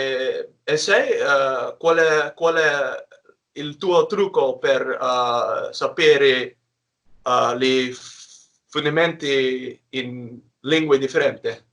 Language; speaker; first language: Italian; non-native, learner; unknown